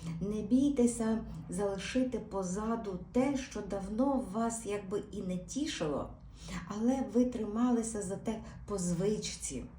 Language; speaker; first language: Ukrainian; native; Ukrainian